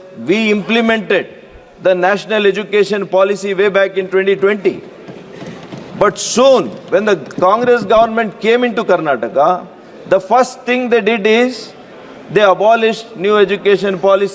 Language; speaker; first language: English; non-native, local second language; Kannada